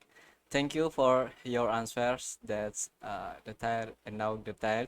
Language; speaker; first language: English; non-native, learner; Indonesian